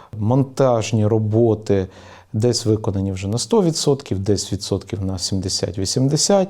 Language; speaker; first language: Ukrainian; native; Ukrainian